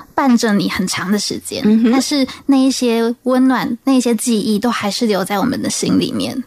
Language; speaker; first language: Chinese; native; Chinese